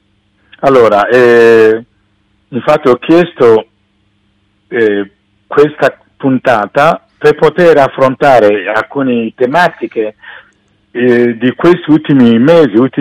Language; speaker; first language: Italian; non-native, fluent; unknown